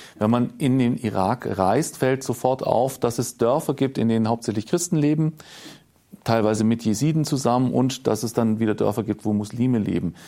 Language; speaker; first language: German; native; German